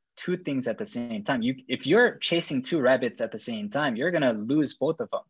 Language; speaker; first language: English; non-native, fluent; Korean